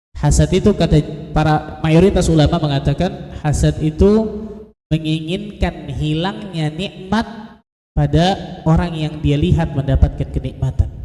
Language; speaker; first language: Indonesian; native; Indonesian